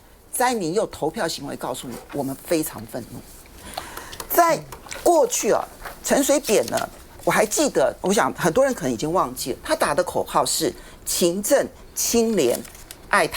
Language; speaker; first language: Chinese; native; Chinese